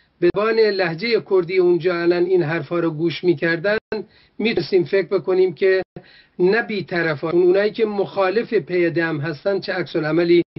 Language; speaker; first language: Persian; non-native, local second language; Kurdish